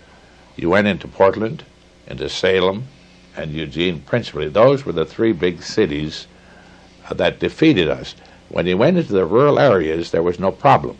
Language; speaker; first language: English; native; English